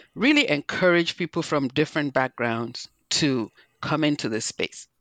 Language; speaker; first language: English; non-native, local second language; Igbo